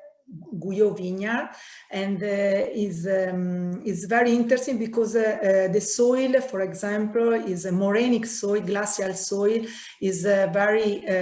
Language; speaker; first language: English; non-native, learner; Italian